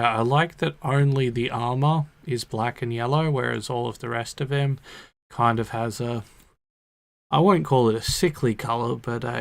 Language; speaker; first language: English; native; English